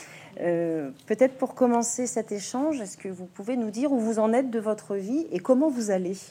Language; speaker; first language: French; native; French